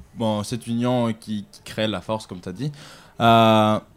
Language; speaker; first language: French; non-native, fluent; Greek